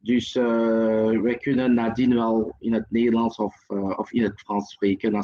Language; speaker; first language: Dutch; non-native, local second language; French